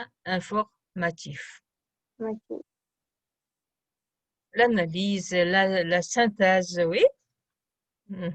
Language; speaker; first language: French; non-native, fluent; Kazakh